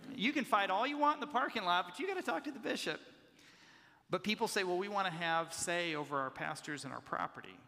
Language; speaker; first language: English; native; English